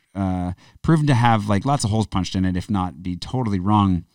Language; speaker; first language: English; native; English